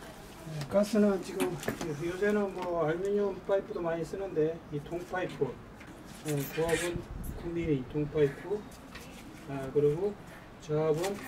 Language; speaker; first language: Korean; native; Korean